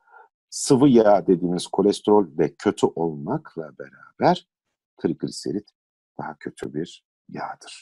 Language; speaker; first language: Turkish; native; Turkish